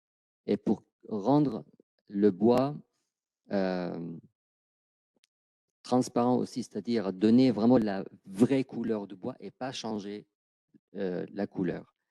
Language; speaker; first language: French; non-native, fluent; Arabic